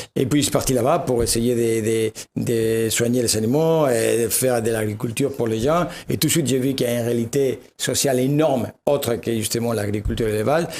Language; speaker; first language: French; non-native, fluent; Spanish